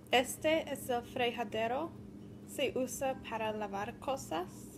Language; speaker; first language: Spanish; non-native, learner; English